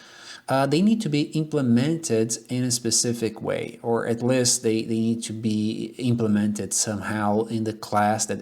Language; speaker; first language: English; non-native, fluent; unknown